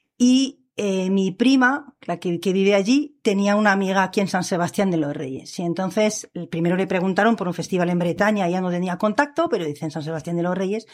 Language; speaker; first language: Spanish; non-native, fluent; French